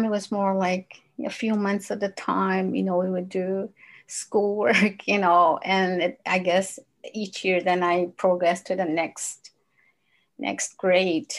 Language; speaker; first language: English; non-native, fluent; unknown